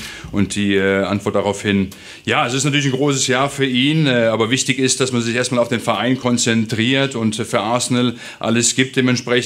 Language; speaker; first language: German; native; German